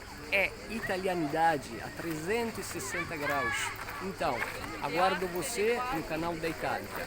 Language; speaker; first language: Portuguese; non-native, fluent; Italian